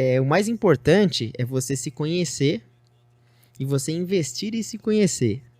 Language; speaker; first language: Portuguese; native; Portuguese